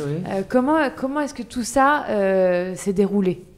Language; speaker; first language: French; native; French